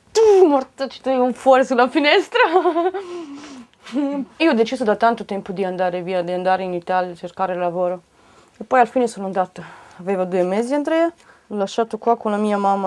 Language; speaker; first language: Italian; non-native, fluent; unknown